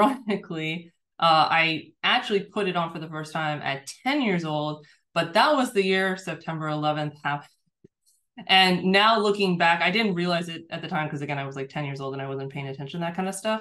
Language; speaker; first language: English; native; English